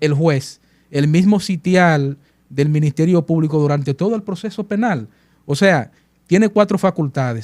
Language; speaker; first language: Spanish; native; Spanish